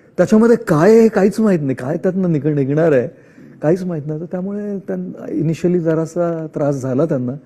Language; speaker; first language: Marathi; non-native, local second language; Marwari